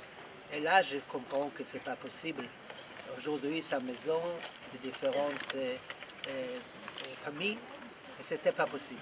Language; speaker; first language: French; non-native, fluent; Hebrew